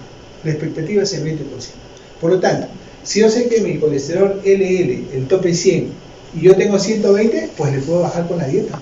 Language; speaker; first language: Spanish; native; Spanish